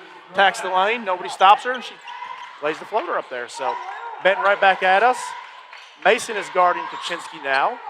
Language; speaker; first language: English; native; English